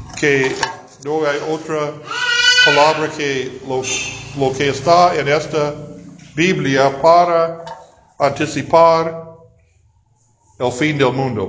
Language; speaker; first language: Spanish; non-native, fluent; English